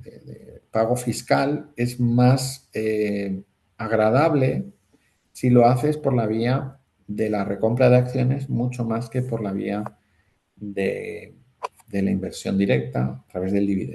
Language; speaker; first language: Spanish; native; Spanish